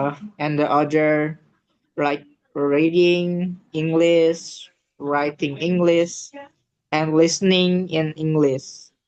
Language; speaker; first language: English; non-native, learner; Indonesian